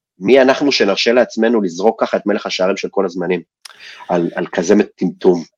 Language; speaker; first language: Hebrew; early bilingual, other home language; Russian